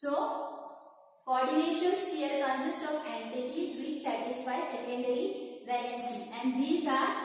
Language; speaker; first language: English; non-native, local second language; Marathi